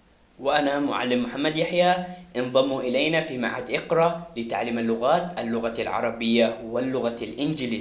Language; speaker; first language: Arabic; non-native, fluent; Somali